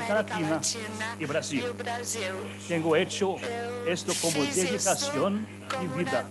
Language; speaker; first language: Portuguese; early bilingual, other home language; German